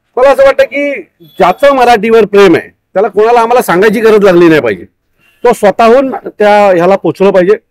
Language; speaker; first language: Marathi; native; Marathi